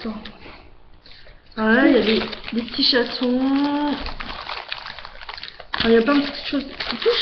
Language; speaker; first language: French; native; French